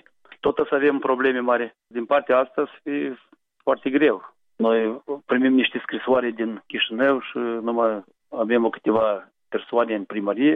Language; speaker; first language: Romanian; non-native, local second language; Gagauz